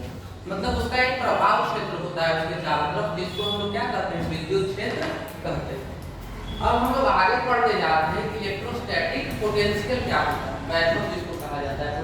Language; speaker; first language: Hindi; native; Hindi